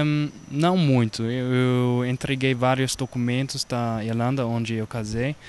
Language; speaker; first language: Portuguese; non-native, fluent; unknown